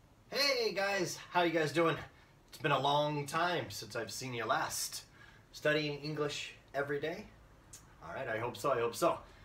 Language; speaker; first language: English; native; English